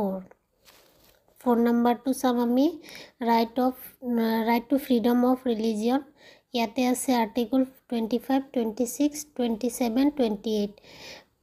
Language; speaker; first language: Bangla; non-native, local second language; Assamese